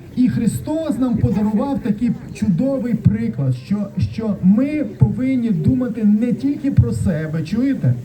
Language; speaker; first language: Ukrainian; non-native, local second language; Russian